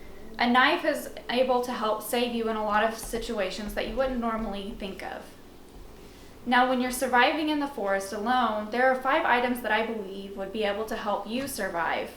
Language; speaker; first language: English; native; English